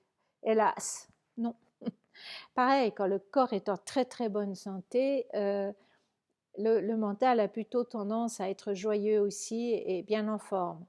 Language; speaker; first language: French; native; French